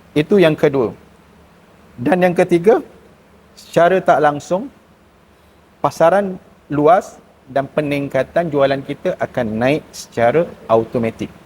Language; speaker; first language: Malay; native; Malay